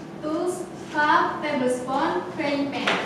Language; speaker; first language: English; non-native, local second language; Indonesian